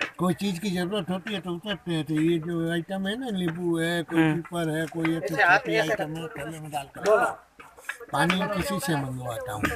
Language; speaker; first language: Hindi; non-native, local second language; Bangla